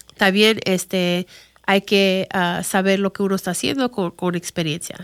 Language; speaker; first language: Spanish; early bilingual, other home language; English